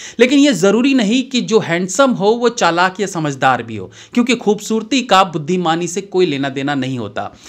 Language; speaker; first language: Hindi; native; Hindi